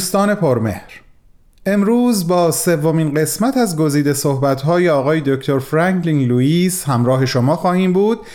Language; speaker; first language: Persian; native; Persian